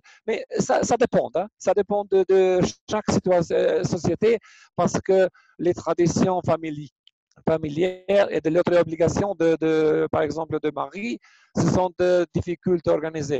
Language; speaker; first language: French; non-native, learner; Albanian